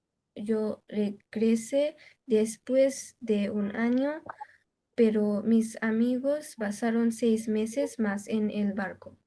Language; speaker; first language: Spanish; non-native, learner; Bangla